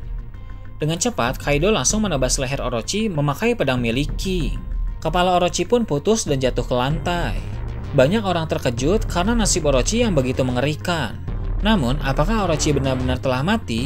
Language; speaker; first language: Indonesian; native; Indonesian